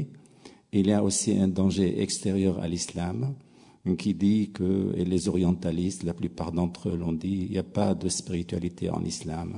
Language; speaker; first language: French; non-native, local second language; Arabic